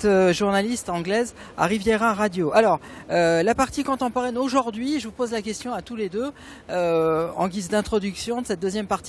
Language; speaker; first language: French; native; French